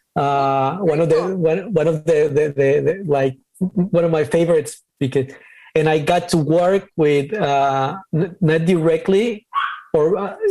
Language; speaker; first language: English; non-native, fluent; Spanish